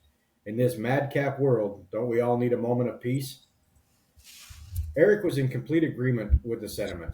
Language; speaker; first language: English; native; English